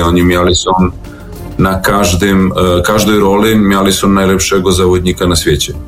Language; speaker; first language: Polish; non-native, learner; Serbian